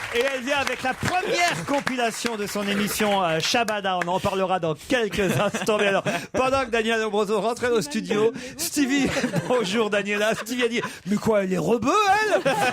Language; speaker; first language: French; native; French